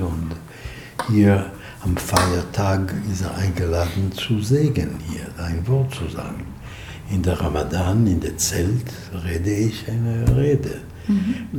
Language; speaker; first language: German; non-native, fluent; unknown